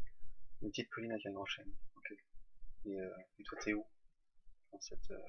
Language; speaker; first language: French; native; French